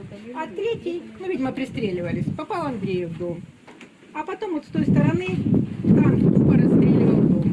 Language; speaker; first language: Russian; native; Russian